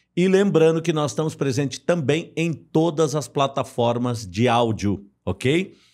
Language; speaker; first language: Portuguese; native; Portuguese